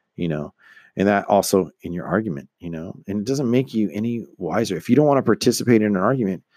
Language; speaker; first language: English; native; English